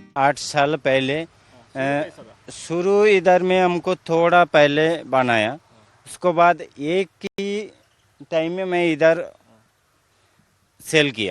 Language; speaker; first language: Hindi; non-native, local second language; Odia